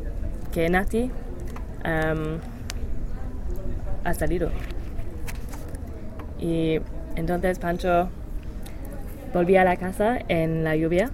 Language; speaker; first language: Spanish; non-native, learner; English